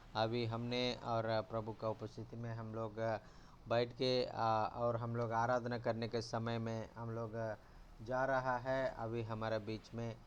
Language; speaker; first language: Hindi; non-native, local second language; Telugu